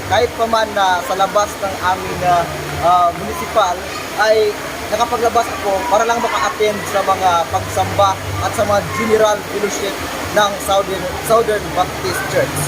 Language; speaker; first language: Filipino; non-native, local second language; Cebuano